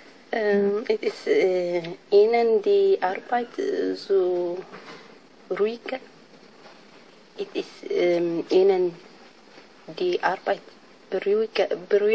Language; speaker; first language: German; non-native, learner; Tigrinya